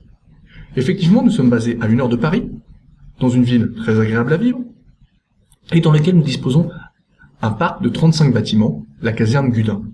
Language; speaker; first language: French; native; French